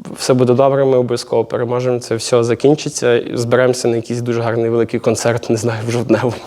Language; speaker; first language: Ukrainian; native; Ukrainian